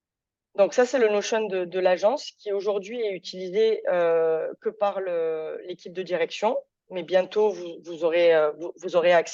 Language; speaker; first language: French; native; French